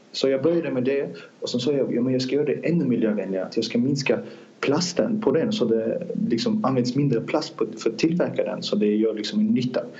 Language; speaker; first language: Swedish; early bilingual, other home language; Azerbaijani